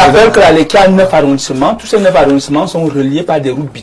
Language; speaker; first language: French; native; French